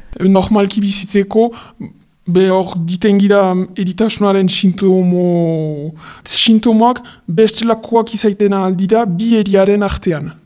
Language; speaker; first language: Basque; non-native, local second language; French